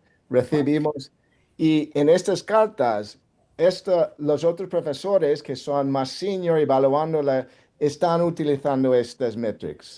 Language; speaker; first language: Spanish; non-native, fluent; English